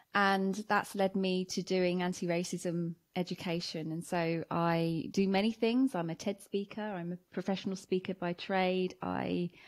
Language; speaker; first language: English; native; English